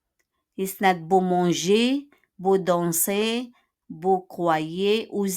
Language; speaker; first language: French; non-native, fluent; Filipino